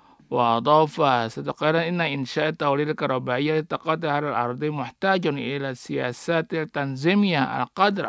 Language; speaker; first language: Arabic; non-native, fluent; Indonesian